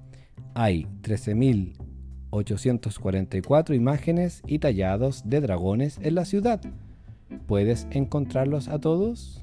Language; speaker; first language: Spanish; native; Spanish